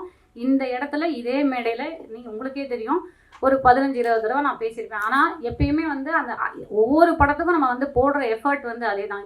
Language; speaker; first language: Tamil; native; Tamil